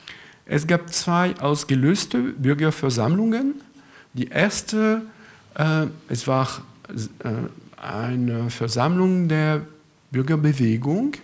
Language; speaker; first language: German; non-native, fluent; French